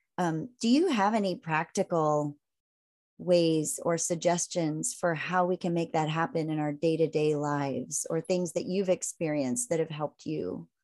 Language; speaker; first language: English; native; English